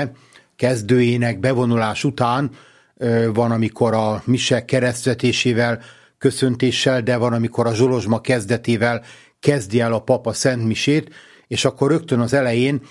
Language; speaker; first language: Hungarian; native; Hungarian